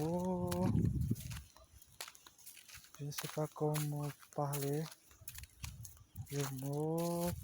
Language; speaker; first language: French; non-native, learner; Portuguese